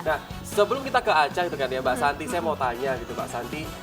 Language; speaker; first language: Indonesian; native; Indonesian